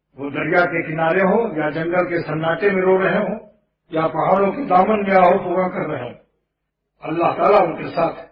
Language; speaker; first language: Urdu; native; Urdu